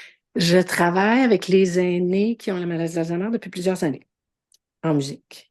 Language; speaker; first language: French; native; French